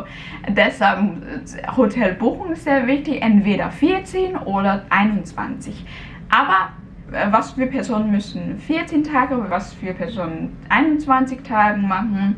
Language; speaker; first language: German; non-native, fluent; Cantonese